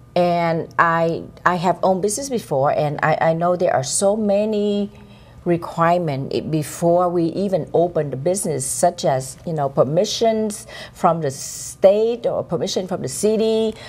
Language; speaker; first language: English; non-native, fluent; Vietnamese